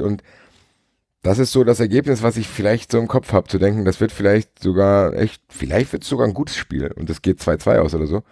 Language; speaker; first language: German; native; German